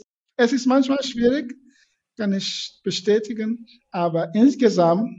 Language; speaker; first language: German; non-native, fluent; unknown